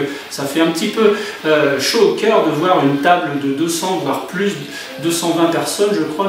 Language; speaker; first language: French; native; French